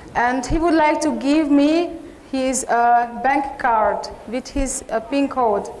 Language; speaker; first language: English; non-native, learner; Hungarian